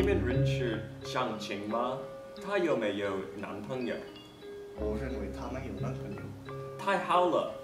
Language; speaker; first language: Chinese; non-native, learner; English